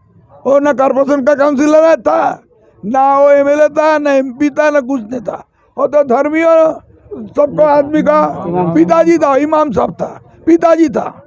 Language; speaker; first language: Hindi; non-native, local second language; Bangla